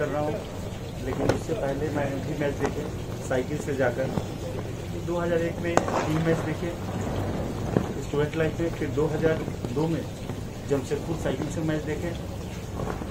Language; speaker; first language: Hindi; native; Hindi